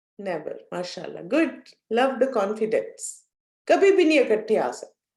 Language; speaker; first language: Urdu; native; Urdu